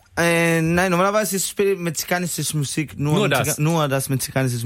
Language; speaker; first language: German; non-native, learner; Spanish